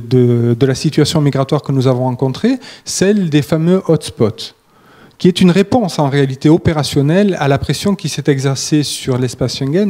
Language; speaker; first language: French; native; French